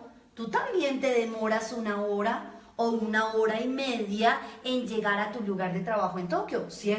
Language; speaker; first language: Spanish; native; Spanish